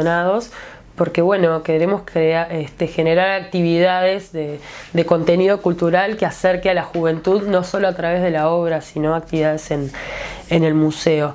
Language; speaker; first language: Spanish; native; Spanish